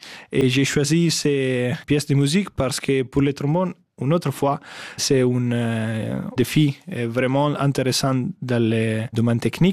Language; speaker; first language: French; non-native, fluent; Italian